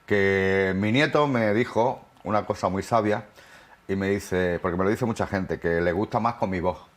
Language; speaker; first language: Spanish; native; Spanish